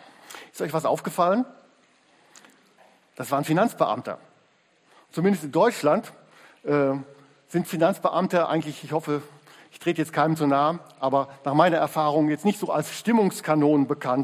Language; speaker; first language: German; native; German